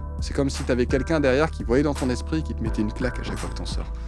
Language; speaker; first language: French; native; French